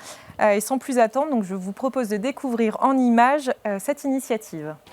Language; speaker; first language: French; native; French